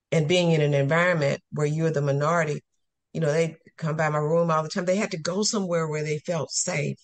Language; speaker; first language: English; native; English